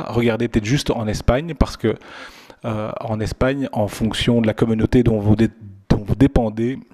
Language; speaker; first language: French; native; French